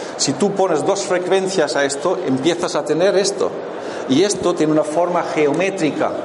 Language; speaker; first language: Spanish; non-native, fluent; German